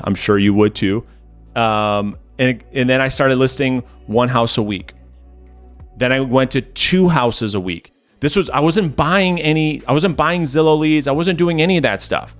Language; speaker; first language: English; native; English